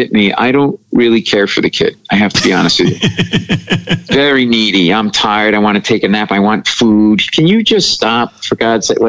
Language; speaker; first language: English; native; English